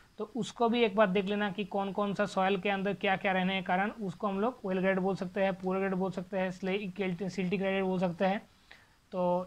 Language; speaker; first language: Hindi; non-native, local second language; Bangla